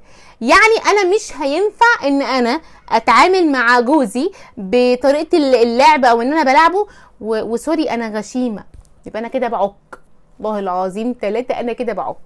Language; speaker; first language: Arabic; native; Arabic